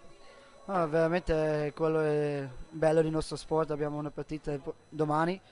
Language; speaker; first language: Italian; non-native, learner; German